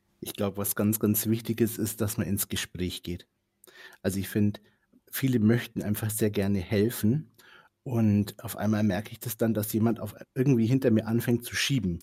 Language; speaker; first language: German; native; German